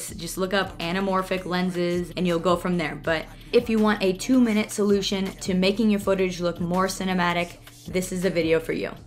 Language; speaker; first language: English; native; English